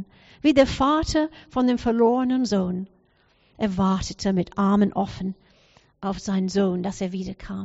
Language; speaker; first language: German; non-native, fluent; English